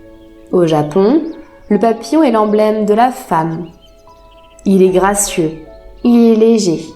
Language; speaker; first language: French; native; French